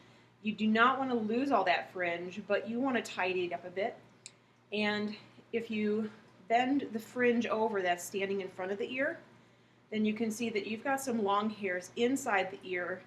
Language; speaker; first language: English; native; English